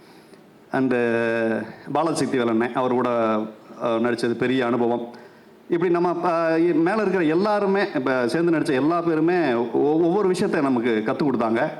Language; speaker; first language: Tamil; native; Tamil